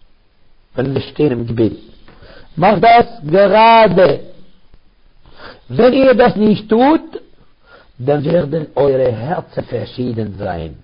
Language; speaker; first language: German; non-native, fluent; Arabic